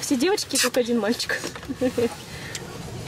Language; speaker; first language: Russian; native; Russian